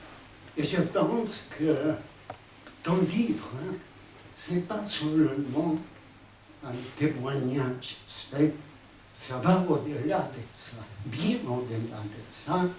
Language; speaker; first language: French; non-native, fluent; Spanish